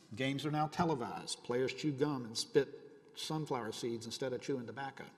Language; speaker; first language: English; native; English